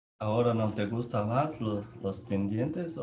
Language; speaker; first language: Spanish; non-native, learner; Portuguese